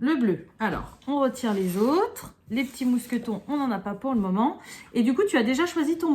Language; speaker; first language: French; native; French